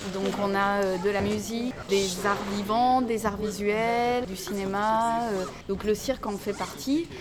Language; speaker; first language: French; native; French